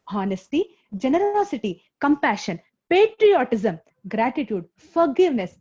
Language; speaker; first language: English; non-native, local second language; Kannada